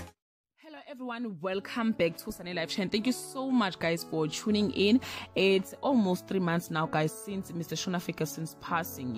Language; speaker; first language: English; non-native, local second language; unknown